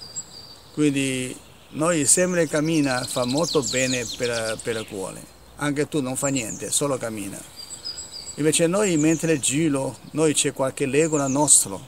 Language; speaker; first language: Italian; non-native, learner; Chinese